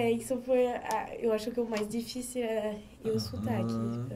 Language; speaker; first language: Portuguese; non-native, learner; French